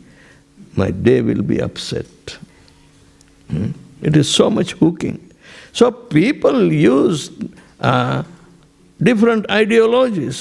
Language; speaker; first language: English; non-native, local second language; Gujarati